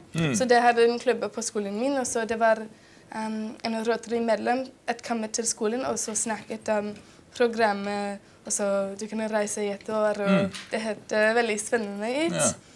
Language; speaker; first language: Norwegian; non-native, fluent; English